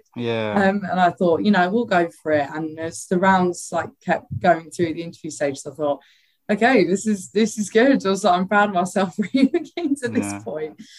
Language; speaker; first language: English; native; English